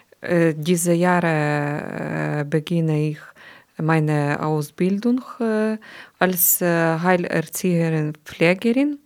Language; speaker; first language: German; non-native, learner; Ukrainian